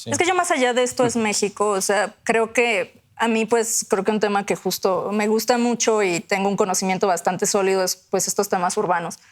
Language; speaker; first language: Spanish; native; Spanish